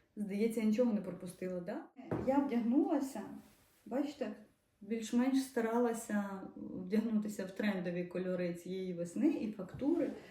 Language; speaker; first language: Ukrainian; non-native, local second language; Russian